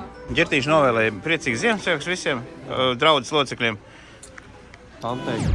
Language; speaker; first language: Latvian; native; Latvian